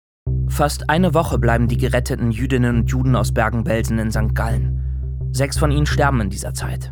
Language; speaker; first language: German; native; German